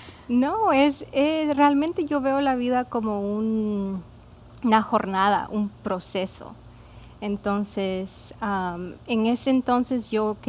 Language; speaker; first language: Spanish; early bilingual, heritage; Spanish